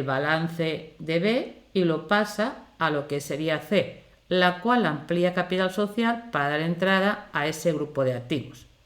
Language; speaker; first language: Spanish; native; Spanish